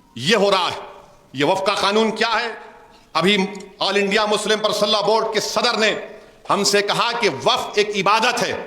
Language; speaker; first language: Urdu; native; Urdu